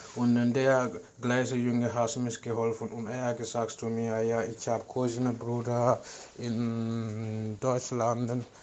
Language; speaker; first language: German; non-native, learner; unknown